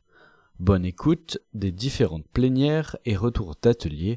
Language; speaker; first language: French; native; French